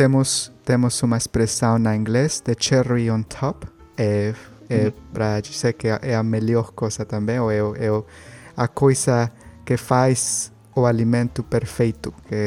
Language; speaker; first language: Portuguese; non-native, learner; Spanish